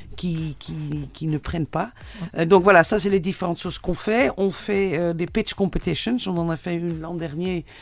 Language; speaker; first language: French; non-native, fluent; Dutch